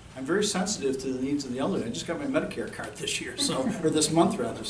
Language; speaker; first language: English; native; English